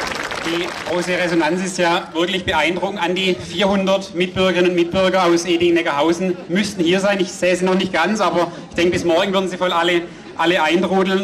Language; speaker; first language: German; native; German